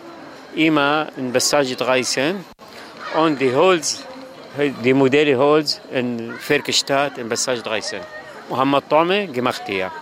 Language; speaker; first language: German; non-native, learner; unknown